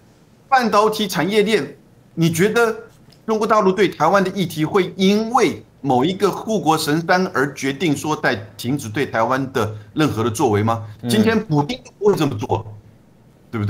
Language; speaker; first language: Chinese; native; Chinese